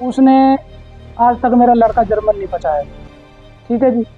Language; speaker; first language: Hindi; native; Hindi